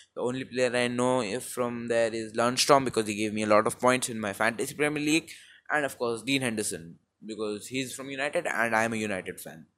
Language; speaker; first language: English; non-native, local second language; Hindi